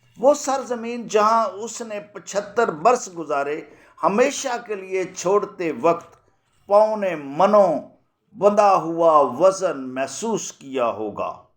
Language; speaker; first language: Urdu; non-native, local second language; Punjabi